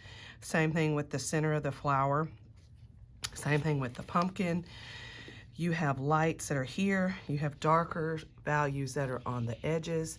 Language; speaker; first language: English; native; English